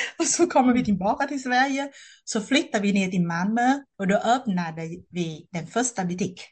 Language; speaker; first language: Swedish; non-native, fluent; Vietnamese